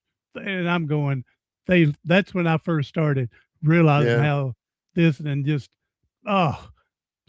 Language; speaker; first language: English; native; English